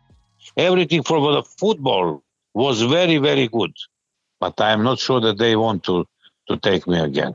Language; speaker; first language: English; non-native, learner; Serbian